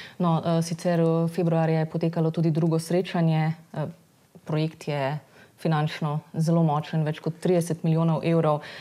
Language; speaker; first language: Slovenian; native; Slovenian